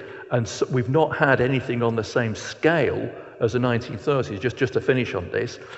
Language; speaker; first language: English; native; English